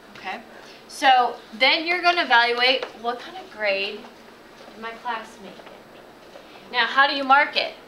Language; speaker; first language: English; native; English